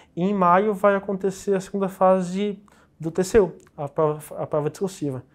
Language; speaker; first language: Portuguese; native; Portuguese